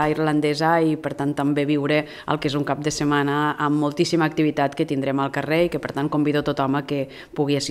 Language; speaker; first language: Catalan; native; Catalan